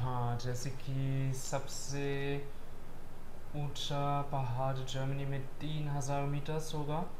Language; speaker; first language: Hindi; non-native, fluent; German